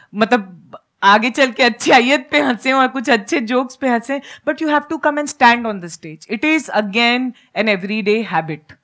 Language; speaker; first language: Hindi; native; Hindi